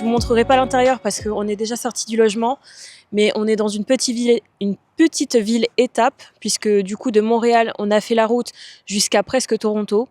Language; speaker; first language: French; native; French